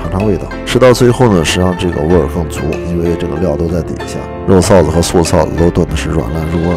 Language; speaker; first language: Chinese; native; Chinese